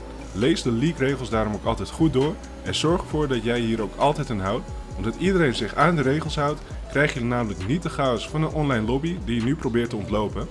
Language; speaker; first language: Dutch; native; Dutch